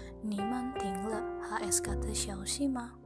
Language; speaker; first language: Chinese; non-native, learner; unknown